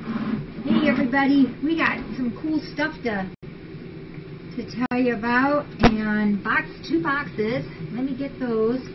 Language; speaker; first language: English; native; English